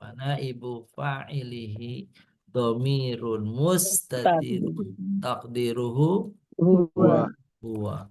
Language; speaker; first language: Arabic; non-native, fluent; Indonesian